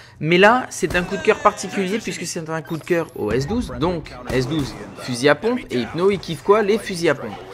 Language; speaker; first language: French; native; French